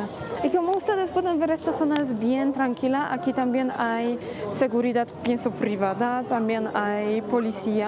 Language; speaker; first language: Spanish; non-native, fluent; Polish